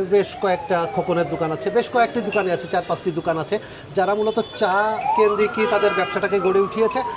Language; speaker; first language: Bangla; native; Bangla